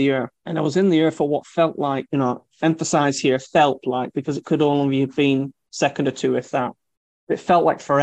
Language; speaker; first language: English; native; English